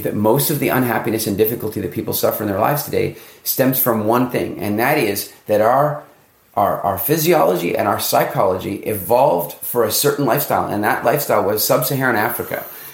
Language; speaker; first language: English; native; English